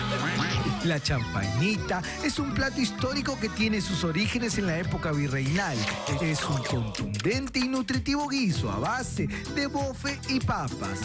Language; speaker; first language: Spanish; native; Spanish